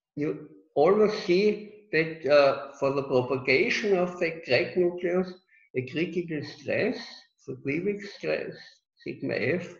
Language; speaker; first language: English; non-native, fluent; German